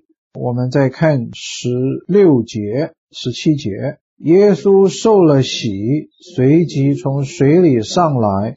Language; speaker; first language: Chinese; native; Chinese